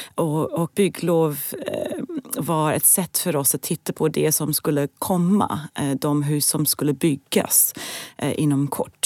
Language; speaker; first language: Swedish; non-native, fluent; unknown